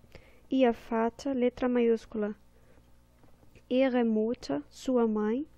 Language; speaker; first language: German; non-native, fluent; Portuguese